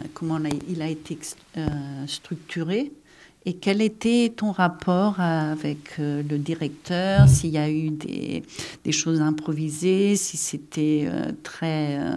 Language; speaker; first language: French; non-native, fluent; Catalan